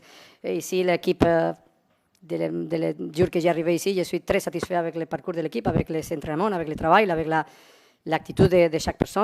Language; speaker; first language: French; non-native, learner; Spanish